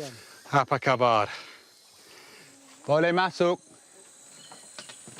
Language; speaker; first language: Indonesian; non-native, learner; English